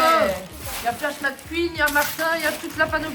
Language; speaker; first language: French; native; French